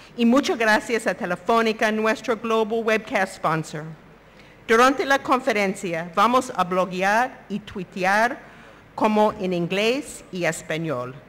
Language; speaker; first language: Spanish; non-native, fluent; English